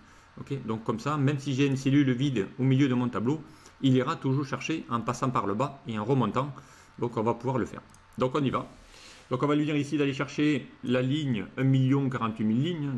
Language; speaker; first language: French; native; French